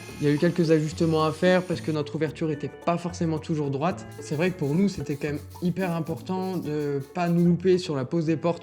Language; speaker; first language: French; native; French